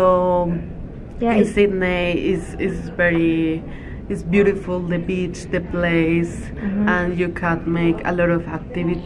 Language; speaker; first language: English; non-native, learner; Spanish